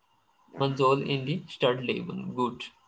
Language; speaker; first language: German; non-native, fluent; Urdu